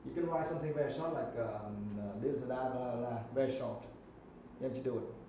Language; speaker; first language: English; non-native, fluent; Vietnamese